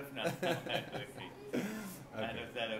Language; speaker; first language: Arabic; native; Arabic